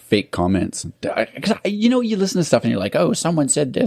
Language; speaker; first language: English; native; English